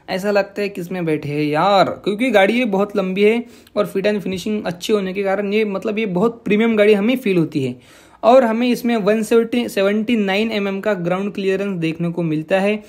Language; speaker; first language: Hindi; non-native, local second language; Marathi